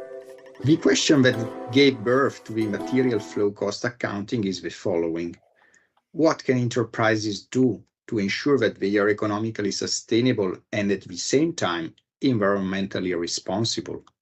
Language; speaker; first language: English; non-native, fluent; Italian